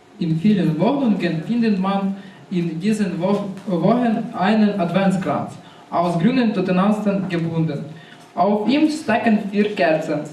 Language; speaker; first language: German; non-native, learner; Ukrainian